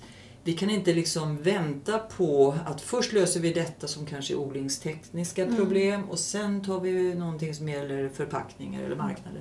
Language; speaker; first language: Swedish; native; Swedish